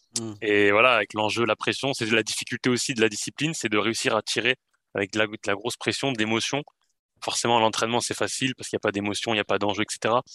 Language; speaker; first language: French; native; French